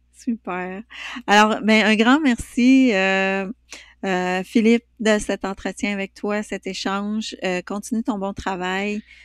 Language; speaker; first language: French; native; French